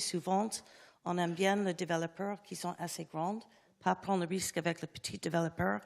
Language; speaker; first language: French; non-native, learner; English